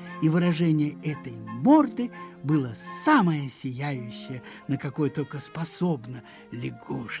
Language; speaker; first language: Russian; native; Russian